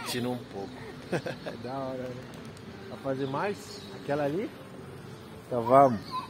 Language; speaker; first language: Portuguese; non-native, fluent; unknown